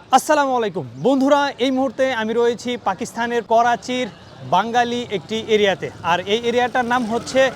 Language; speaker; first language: Bangla; native; Bangla